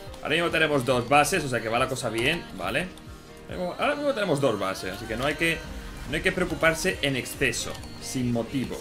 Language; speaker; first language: Spanish; native; Spanish